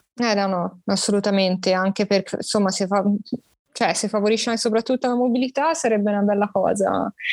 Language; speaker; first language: Italian; native; Italian